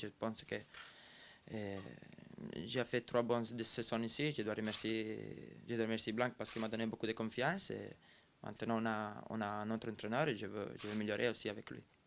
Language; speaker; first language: French; non-native, fluent; Italian